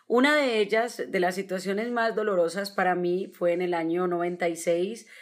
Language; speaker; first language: Spanish; native; Spanish